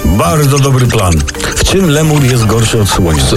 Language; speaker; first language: Polish; native; Polish